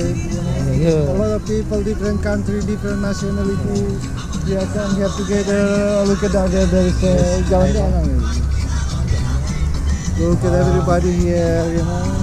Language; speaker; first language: English; non-native, learner; Indonesian